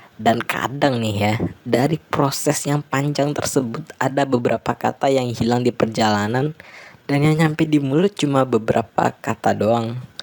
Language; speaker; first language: Indonesian; non-native, local second language; Minangkabau